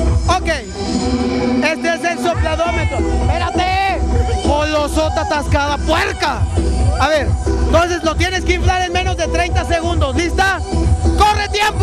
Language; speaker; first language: Spanish; native; Spanish